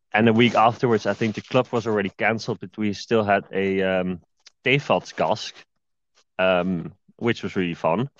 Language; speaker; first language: English; non-native, fluent; Dutch